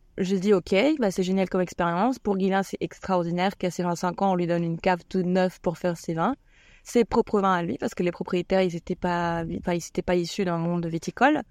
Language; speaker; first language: French; non-native, fluent; Spanish